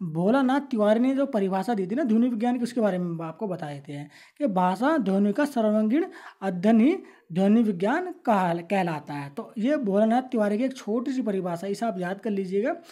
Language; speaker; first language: Hindi; native; Hindi